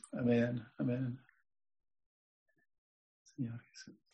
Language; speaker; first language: Spanish; native; Spanish